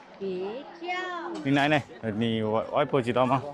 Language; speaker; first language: Chinese; non-native, learner; Bangla